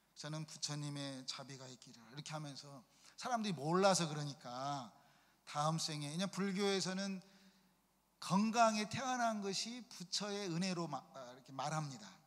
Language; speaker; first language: Korean; native; Korean